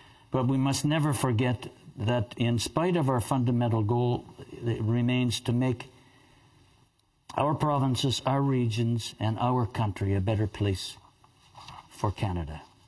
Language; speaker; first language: English; native; English